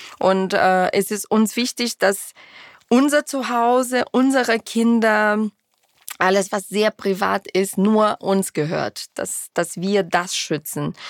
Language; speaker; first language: German; non-native, fluent; Portuguese